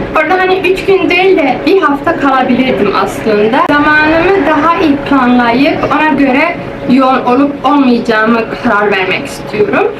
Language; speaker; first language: Turkish; early bilingual, heritage; Turkish